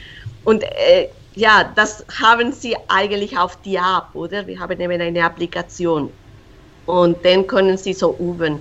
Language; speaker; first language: German; non-native, fluent; Spanish